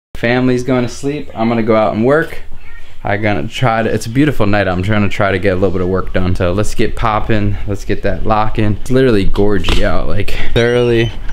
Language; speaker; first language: English; native; English